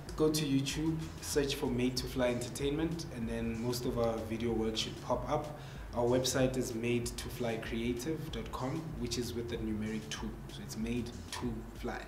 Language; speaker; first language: English; non-native, local second language; Tsonga